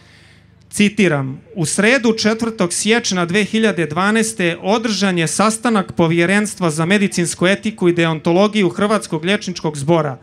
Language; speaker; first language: Serbian; native; Serbian